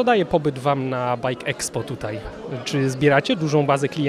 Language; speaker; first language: Polish; native; Polish